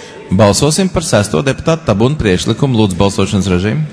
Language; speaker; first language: Latvian; native; Latvian